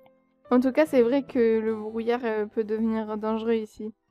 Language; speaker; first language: French; native; French